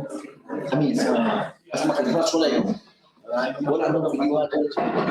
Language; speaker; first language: Arabic; native; Arabic